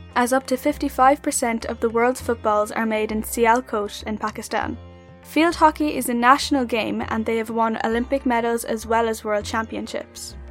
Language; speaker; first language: English; native; English